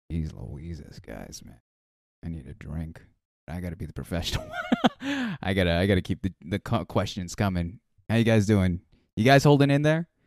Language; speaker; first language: English; early bilingual, other home language; Filipino